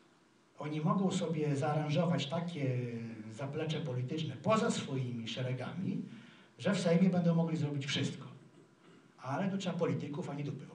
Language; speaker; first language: Polish; native; Polish